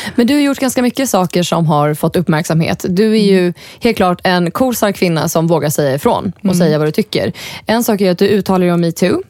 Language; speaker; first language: Swedish; native; Swedish